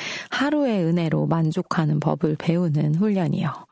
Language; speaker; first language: Korean; native; Korean